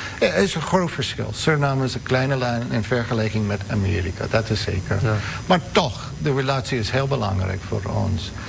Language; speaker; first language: Dutch; non-native, fluent; English